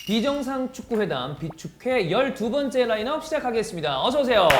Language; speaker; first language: Korean; native; Korean